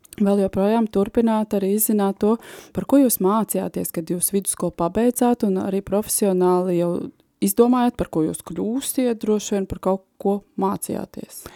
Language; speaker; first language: Latvian; native; Latvian